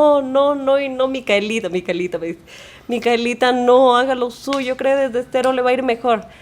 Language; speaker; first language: Spanish; native; Spanish